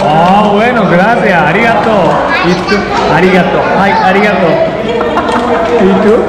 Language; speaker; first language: Spanish; non-native, learner; Japanese